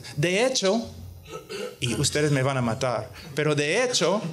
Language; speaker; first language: Spanish; non-native, fluent; English